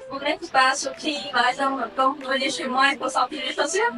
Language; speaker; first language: French; non-native, fluent; Vietnamese